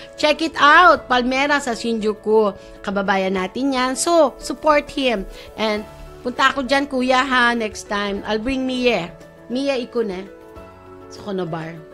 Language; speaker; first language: Filipino; native; Filipino